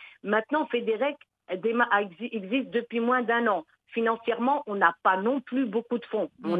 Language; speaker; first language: French; early bilingual, other home language; Arabic